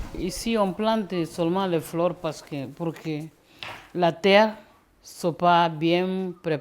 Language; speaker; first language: French; non-native, learner; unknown